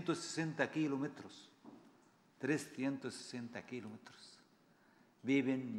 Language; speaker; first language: Spanish; non-native, fluent; Arabic